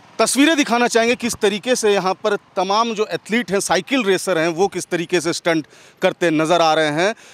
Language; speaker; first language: Hindi; native; Hindi